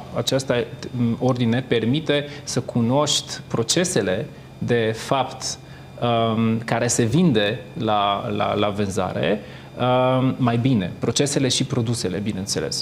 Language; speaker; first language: Romanian; non-native, fluent; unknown